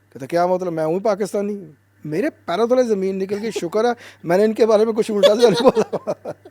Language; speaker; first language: Urdu; native; Urdu